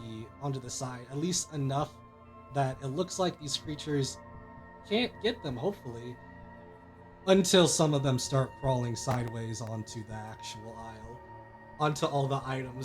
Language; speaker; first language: English; native; English